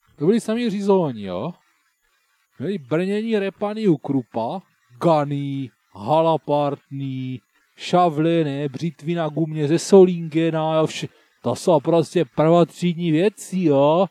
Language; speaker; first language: Czech; native; Czech